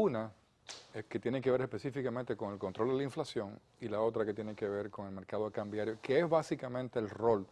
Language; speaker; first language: Spanish; native; Spanish